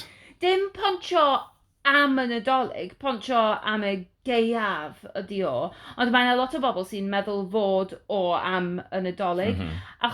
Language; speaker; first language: Welsh; non-native, learner; English